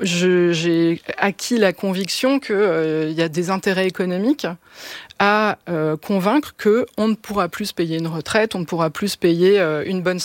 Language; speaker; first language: French; native; French